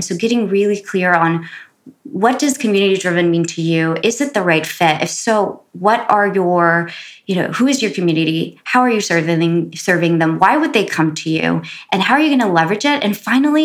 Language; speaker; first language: English; native; English